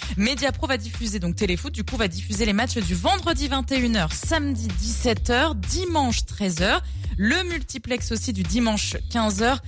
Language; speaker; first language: French; native; French